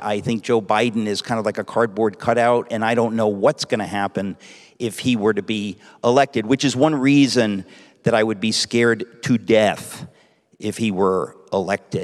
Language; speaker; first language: English; native; English